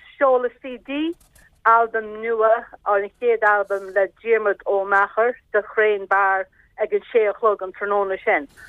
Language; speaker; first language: Irish; native; Irish